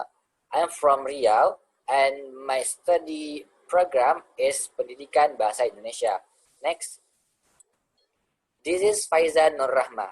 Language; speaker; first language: English; non-native, learner; Indonesian